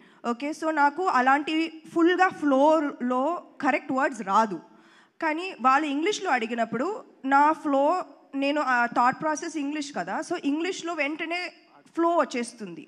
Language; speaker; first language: Telugu; non-native, fluent; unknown